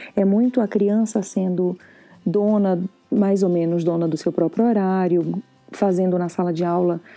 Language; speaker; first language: Portuguese; native; Portuguese